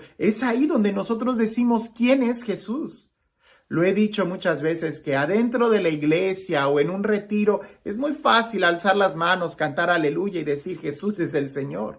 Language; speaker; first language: Spanish; native; Spanish